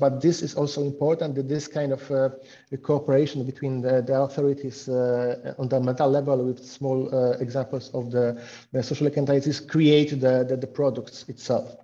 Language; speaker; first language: English; non-native, fluent; Polish